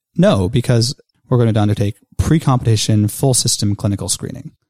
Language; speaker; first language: English; native; English